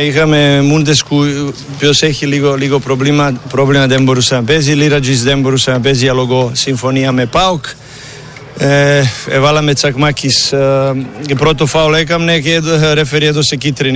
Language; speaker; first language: Greek; non-native, learner; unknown